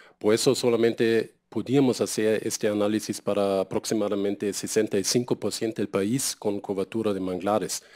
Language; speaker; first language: Spanish; non-native, fluent; German